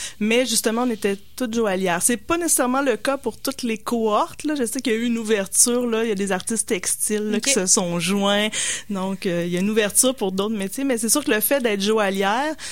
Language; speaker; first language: French; native; French